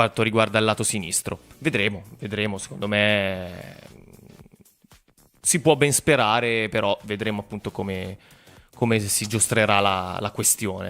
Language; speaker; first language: Italian; native; Italian